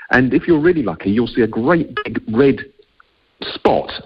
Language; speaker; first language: English; native; English